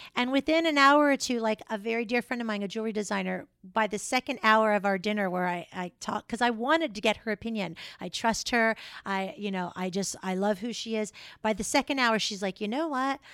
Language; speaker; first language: English; native; English